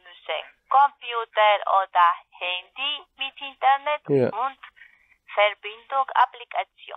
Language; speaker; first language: German; non-native, learner; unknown